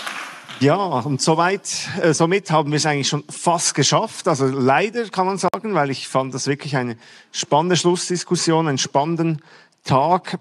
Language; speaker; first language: German; native; German